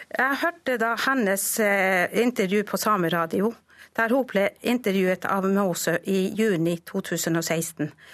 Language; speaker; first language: Norwegian; non-native, local second language; Northern Sami